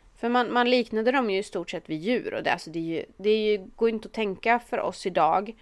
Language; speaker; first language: Swedish; native; Swedish